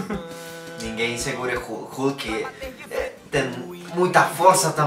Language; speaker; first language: Portuguese; non-native, learner; Spanish